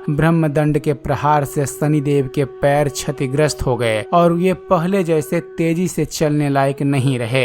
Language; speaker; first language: Hindi; native; Hindi